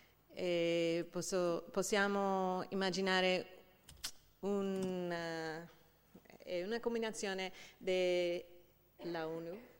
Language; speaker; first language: Italian; non-native, fluent; English